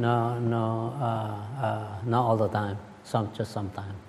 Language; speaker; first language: English; non-native, learner; Spanish